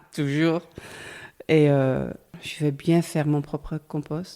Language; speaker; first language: French; non-native, learner; Dutch